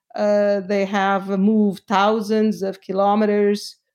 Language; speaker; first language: English; non-native, fluent; Portuguese